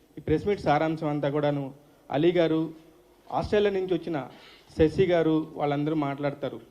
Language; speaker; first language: Telugu; native; Telugu